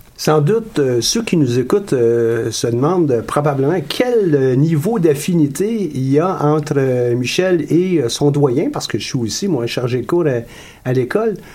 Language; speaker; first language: French; native; French